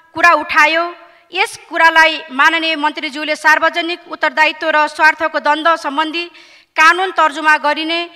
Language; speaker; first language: Nepali; native; Nepali